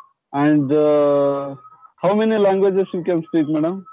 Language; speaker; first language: English; non-native, learner; Kannada